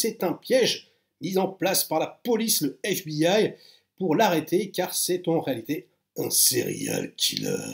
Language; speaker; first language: French; native; French